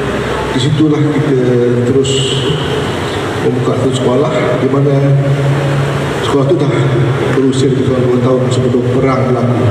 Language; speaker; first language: Malay; native; Malay